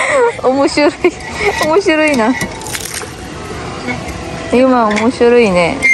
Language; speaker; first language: Japanese; non-native, fluent; Cebuano